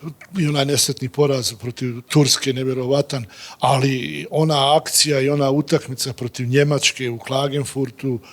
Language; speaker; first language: Bosnian; native; Bosnian